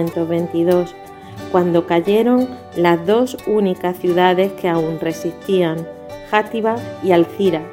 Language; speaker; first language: Spanish; native; Spanish